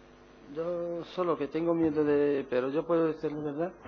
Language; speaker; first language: Spanish; non-native, learner; Arabic